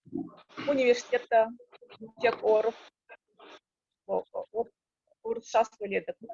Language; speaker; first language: Kazakh; non-native, local second language; Russian